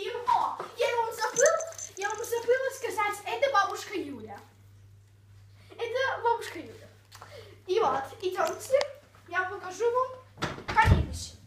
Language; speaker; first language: Russian; early bilingual, heritage; Russian